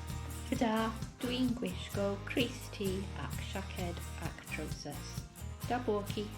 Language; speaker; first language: Welsh; non-native, learner; English